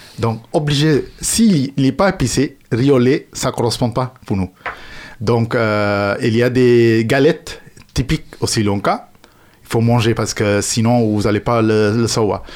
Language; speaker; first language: French; non-native, fluent; Sinhala